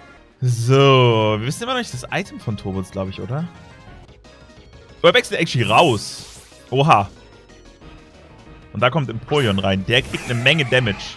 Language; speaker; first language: German; native; German